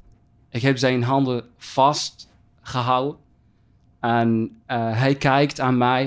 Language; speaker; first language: Dutch; non-native, fluent; Arabic